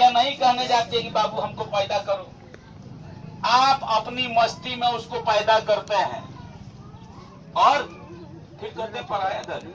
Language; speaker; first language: Hindi; non-native, local second language; Bhojpuri